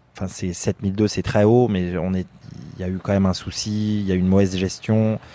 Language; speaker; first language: French; native; French